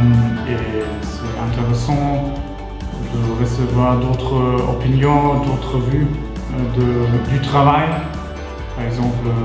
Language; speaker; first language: French; non-native, fluent; German